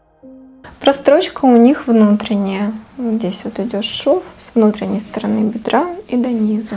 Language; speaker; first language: Russian; native; Russian